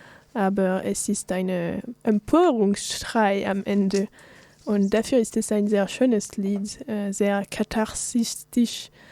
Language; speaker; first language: German; non-native, fluent; French